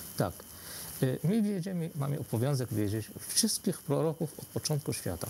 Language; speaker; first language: Polish; non-native, fluent; Arabic